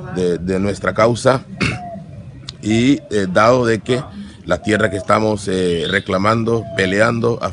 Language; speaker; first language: Spanish; native; Spanish